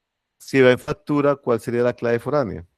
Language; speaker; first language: Spanish; native; Spanish